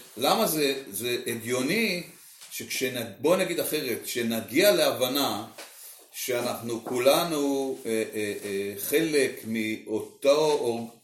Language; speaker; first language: Hebrew; native; Hebrew